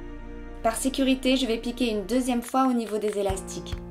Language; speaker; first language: French; native; French